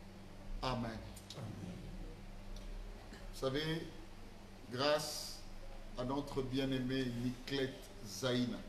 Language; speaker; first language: French; non-native, local second language; Lingala